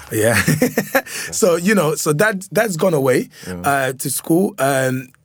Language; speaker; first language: English; early bilingual, other home language; Lingala